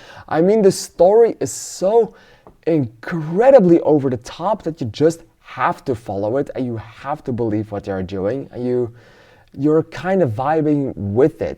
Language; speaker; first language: English; non-native, fluent; Dutch